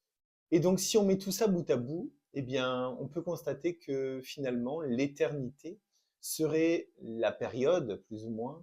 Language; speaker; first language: French; native; French